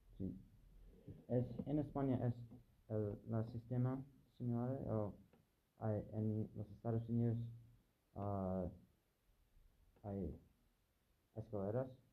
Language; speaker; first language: Spanish; non-native, learner; English